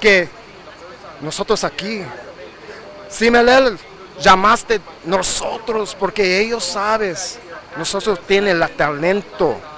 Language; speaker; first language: Spanish; early bilingual, heritage; English